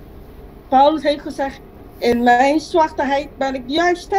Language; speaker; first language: Dutch; non-native, local second language; Papiamento